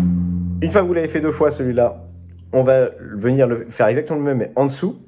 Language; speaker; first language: French; native; French